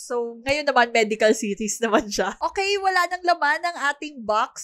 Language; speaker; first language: Filipino; native; Filipino